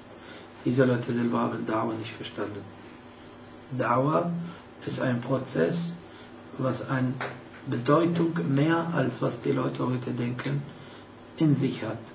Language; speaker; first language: German; non-native, fluent; Arabic